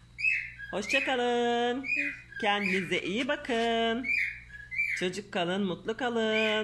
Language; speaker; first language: Turkish; native; Turkish